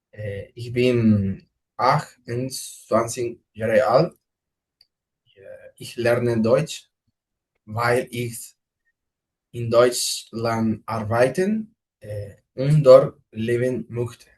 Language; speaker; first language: German; non-native, learner; Spanish